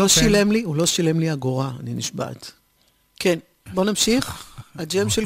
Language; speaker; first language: Hebrew; native; Hebrew